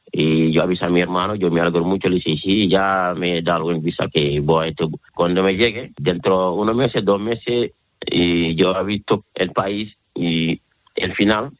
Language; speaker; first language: Spanish; non-native, learner; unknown